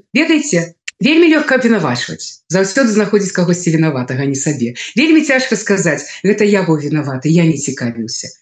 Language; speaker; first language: Belarusian; non-native, local second language; Russian